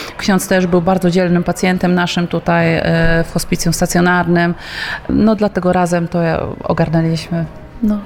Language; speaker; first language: Polish; native; Polish